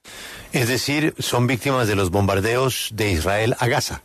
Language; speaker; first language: Spanish; native; Spanish